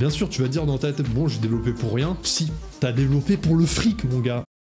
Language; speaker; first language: French; native; French